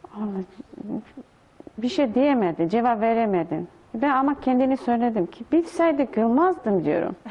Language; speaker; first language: Turkish; non-native, learner; Russian